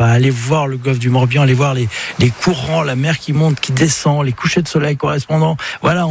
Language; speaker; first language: French; native; French